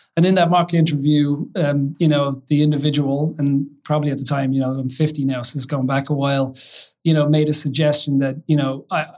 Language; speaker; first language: English; native; English